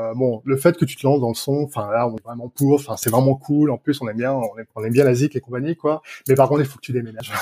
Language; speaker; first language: French; native; French